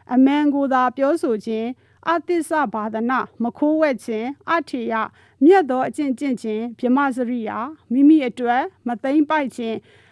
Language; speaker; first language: Burmese; non-native, local second language; Karen languages